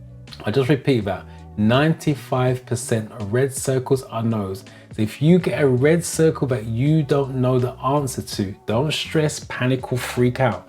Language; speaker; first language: English; native; English